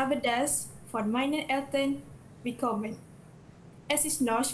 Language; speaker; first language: German; non-native, learner; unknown